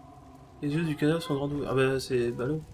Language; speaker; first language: French; native; French